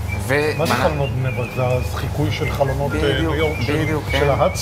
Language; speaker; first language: Hebrew; native; Hebrew